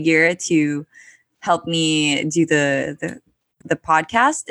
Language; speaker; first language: English; non-native, local second language; Filipino